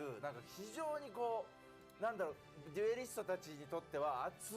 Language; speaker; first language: Japanese; native; Japanese